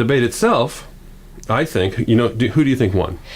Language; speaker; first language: English; native; English